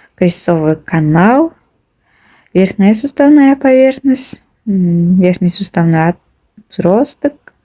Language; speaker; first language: Russian; non-native, local second language; Kazakh